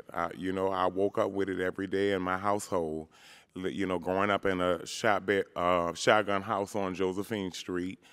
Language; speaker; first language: English; native; English